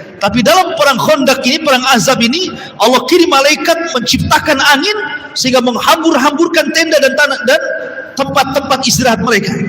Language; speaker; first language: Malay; native; Malay